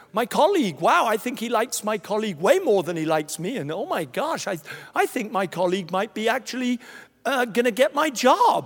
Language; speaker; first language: English; native; English